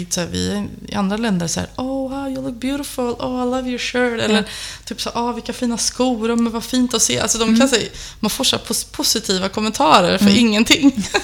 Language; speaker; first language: Swedish; early bilingual, other home language; Albanian